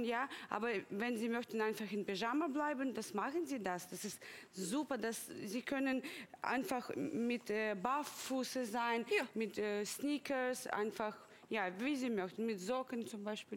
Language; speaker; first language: German; non-native, fluent; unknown